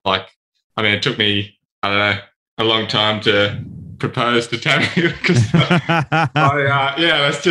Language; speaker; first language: English; native; English